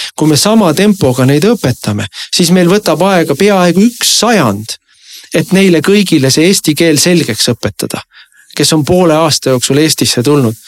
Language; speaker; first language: Estonian; native; Estonian